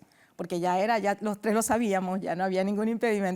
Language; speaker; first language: Spanish; native; Spanish